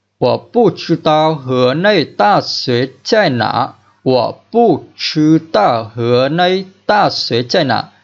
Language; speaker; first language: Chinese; non-native, fluent; Vietnamese